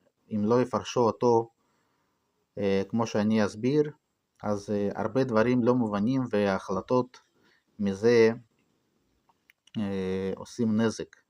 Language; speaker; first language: Hebrew; non-native, fluent; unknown